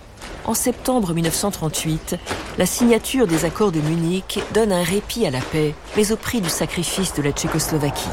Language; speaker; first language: French; native; French